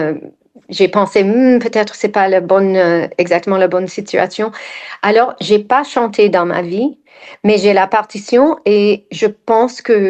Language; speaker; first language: French; non-native, fluent; English